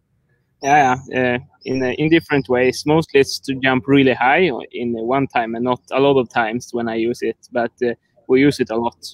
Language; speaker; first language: English; non-native, fluent; Swedish